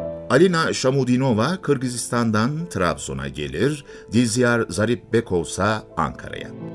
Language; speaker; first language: Turkish; native; Turkish